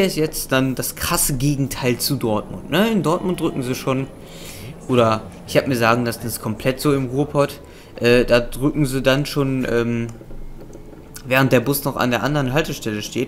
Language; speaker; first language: German; native; German